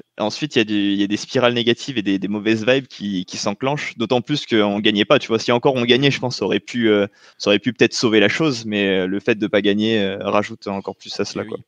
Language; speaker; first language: French; native; French